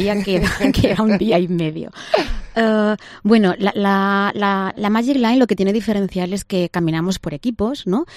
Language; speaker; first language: Spanish; native; Spanish